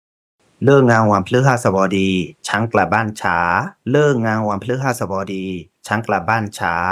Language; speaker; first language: Thai; non-native, fluent; Burmese